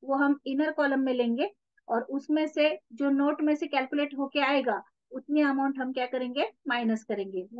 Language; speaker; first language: Hindi; non-native, local second language; Marathi